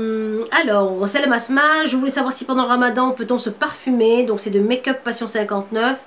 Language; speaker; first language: French; native; French